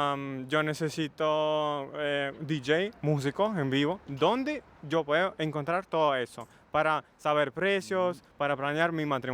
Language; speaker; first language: Spanish; non-native, fluent; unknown